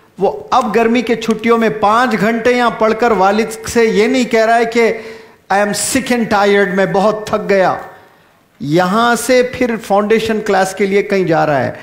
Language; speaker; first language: Urdu; native; Urdu